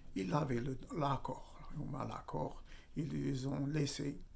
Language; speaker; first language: French; non-native, local second language; Arabic